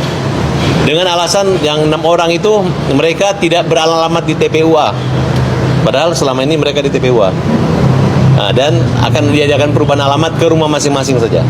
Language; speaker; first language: Indonesian; native; Indonesian